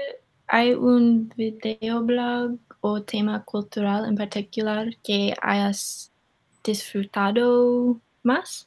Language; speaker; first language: Spanish; non-native, learner; English